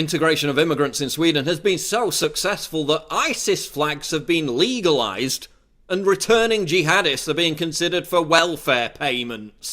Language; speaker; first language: English; native; English